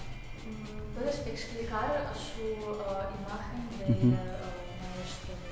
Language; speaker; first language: Spanish; non-native, learner; Russian